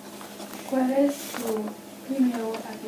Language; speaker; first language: Spanish; non-native, learner; French